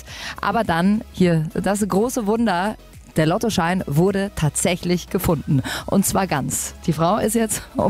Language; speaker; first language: German; native; German